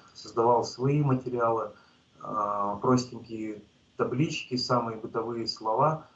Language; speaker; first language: Russian; native; Russian